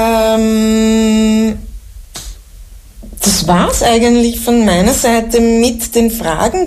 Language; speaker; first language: German; native; German